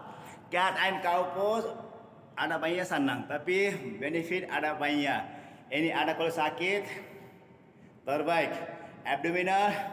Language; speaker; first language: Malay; non-native, learner; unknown